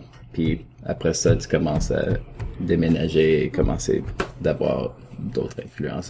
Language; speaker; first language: French; native; French